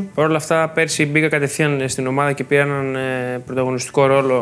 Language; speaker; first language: Greek; native; Greek